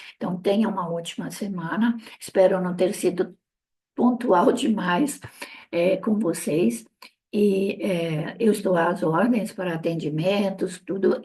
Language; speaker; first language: Portuguese; early bilingual, other home language; Italian